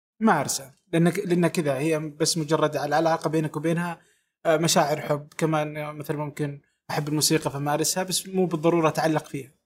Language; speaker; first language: Arabic; native; Arabic